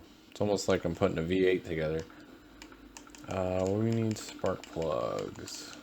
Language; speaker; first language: English; native; English